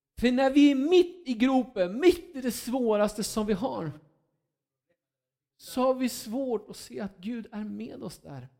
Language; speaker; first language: Swedish; non-native, fluent; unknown